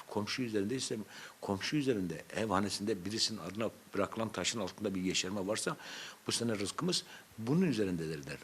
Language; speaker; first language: Turkish; non-native, local second language; Zaza